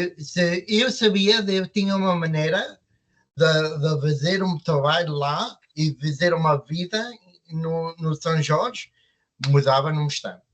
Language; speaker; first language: Portuguese; early bilingual, heritage; Portuguese